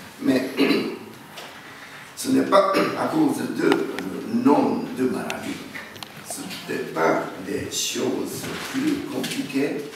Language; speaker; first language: French; non-native, learner; Japanese